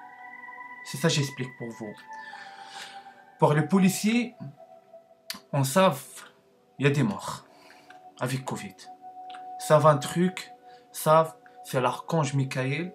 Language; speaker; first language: French; non-native, learner; Arabic